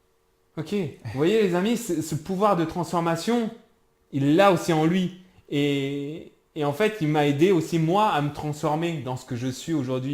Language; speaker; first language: French; native; French